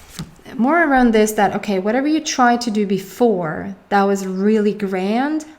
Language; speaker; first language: English; non-native, fluent; Swedish